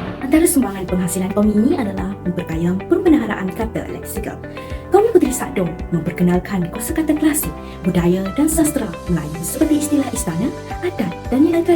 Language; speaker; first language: Malay; native; Malay